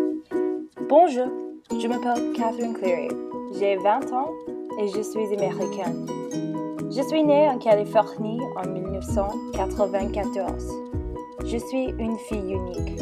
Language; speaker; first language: French; non-native, learner; English